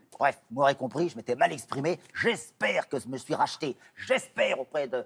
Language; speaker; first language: French; native; French